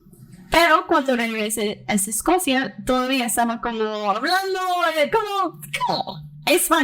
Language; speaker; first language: Spanish; early bilingual, heritage; Spanish